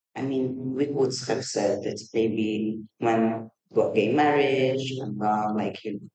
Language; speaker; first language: English; non-native, fluent; Maltese